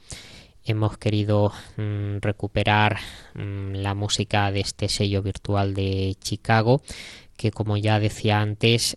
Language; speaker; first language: Spanish; native; Spanish